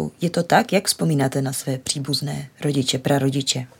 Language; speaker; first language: Czech; native; Czech